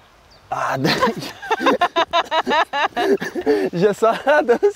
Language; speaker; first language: French; non-native, learner; Portuguese